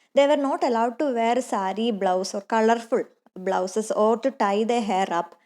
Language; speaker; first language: English; non-native, local second language; Malayalam